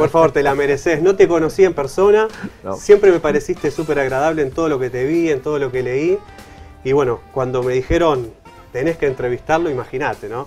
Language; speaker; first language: Spanish; native; Spanish